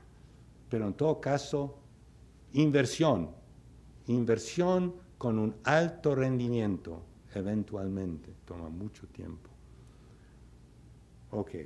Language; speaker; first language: Spanish; non-native, fluent; English